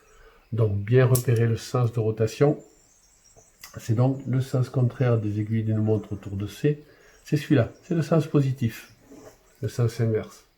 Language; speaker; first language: French; native; French